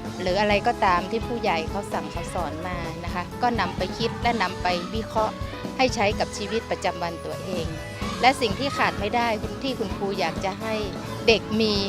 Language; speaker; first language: Thai; native; Thai